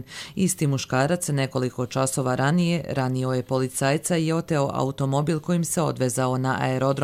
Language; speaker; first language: Serbian; native; Serbian